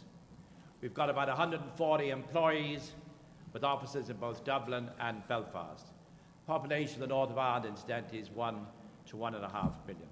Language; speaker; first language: English; native; English